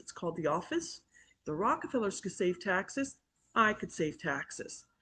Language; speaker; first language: English; native; English